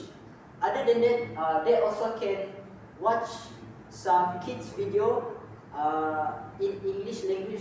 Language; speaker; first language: English; non-native, local second language; Malay